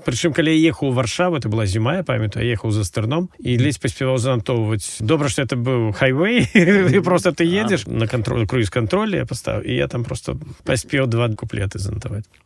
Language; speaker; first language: Belarusian; native; Belarusian